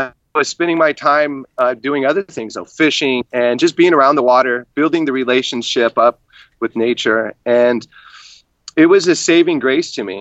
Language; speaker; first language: English; native; English